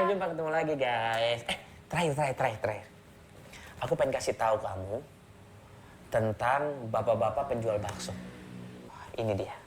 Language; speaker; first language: Indonesian; native; Indonesian